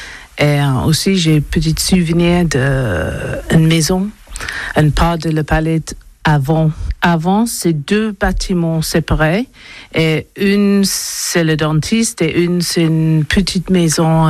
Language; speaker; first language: French; non-native, learner; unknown